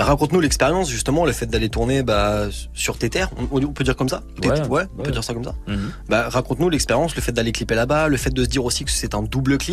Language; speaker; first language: French; native; French